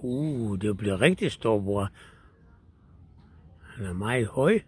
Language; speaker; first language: Danish; non-native, learner; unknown